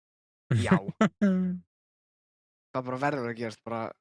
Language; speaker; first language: Icelandic; native; Icelandic